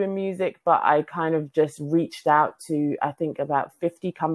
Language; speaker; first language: English; native; English